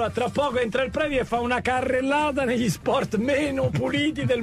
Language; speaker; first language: Italian; native; Italian